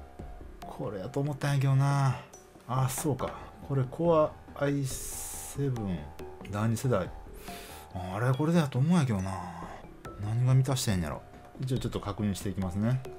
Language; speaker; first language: Japanese; native; Japanese